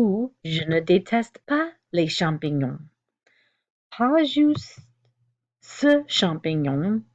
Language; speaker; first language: French; non-native, fluent; English